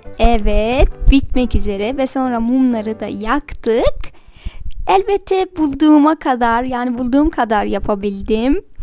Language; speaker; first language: Turkish; non-native, fluent; Persian